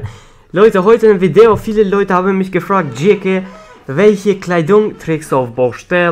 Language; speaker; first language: German; non-native, learner; Albanian